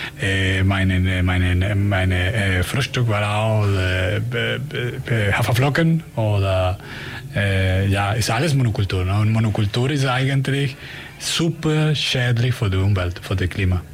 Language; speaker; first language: German; non-native, learner; Spanish